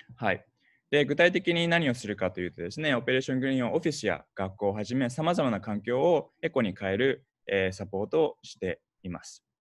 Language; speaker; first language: Japanese; early bilingual, heritage; Japanese